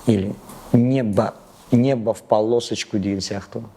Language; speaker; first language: Russian; non-native, local second language; Kazakh